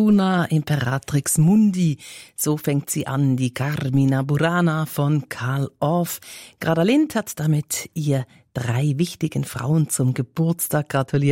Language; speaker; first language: German; native; German